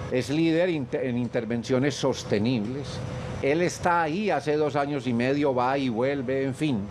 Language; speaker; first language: Spanish; native; Spanish